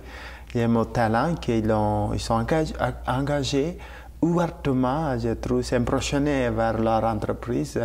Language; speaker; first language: French; non-native, learner; Tamil